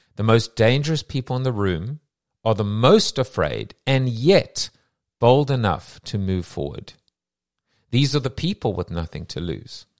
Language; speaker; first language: English; native; English